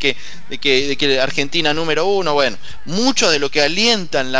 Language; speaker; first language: Spanish; native; Spanish